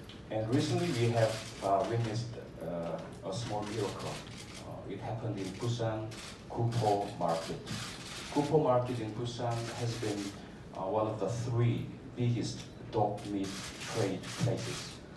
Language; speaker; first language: English; non-native, fluent; Korean